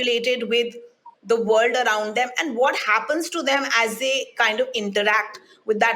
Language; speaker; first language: English; non-native, local second language; Hindi